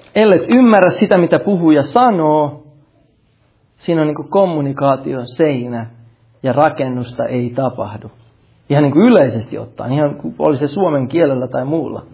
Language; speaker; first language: Finnish; early bilingual, heritage; Finnish